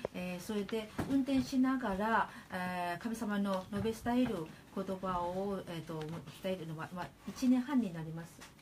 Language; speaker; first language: Japanese; non-native, fluent; Burmese